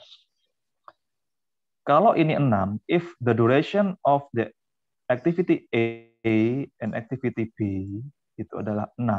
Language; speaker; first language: English; non-native, fluent; Indonesian